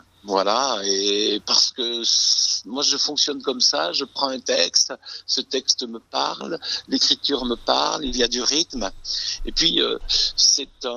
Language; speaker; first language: French; native; French